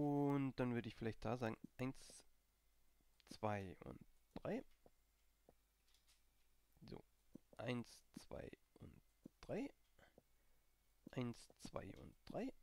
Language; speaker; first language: German; native; German